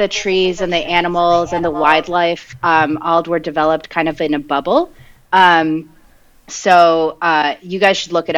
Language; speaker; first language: English; early bilingual, other home language; Spanish